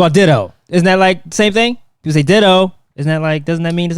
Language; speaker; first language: English; native; English